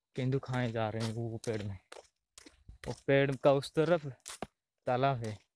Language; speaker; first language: Hindi; non-native, local second language; Odia